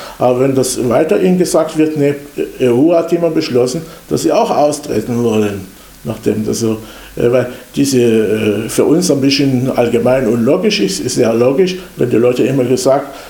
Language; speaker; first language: German; non-native, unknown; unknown